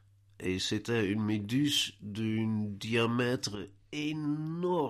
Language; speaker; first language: French; non-native, learner; Dutch